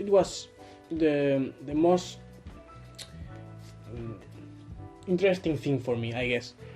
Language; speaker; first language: English; non-native, learner; Spanish